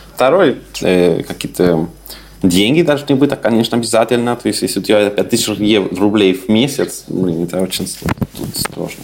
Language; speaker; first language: Russian; non-native, fluent; Spanish